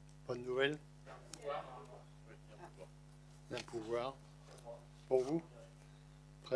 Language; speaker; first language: French; native; French